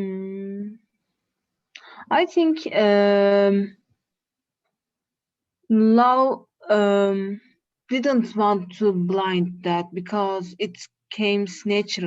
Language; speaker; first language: English; non-native, learner; Turkish